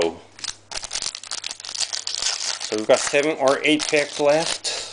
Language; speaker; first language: English; non-native, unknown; Japanese